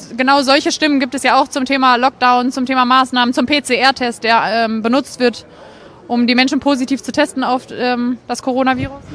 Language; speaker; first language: German; native; German